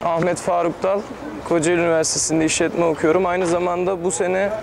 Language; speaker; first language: Turkish; native; Turkish